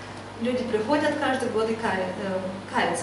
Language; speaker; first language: Polish; non-native, learner; Russian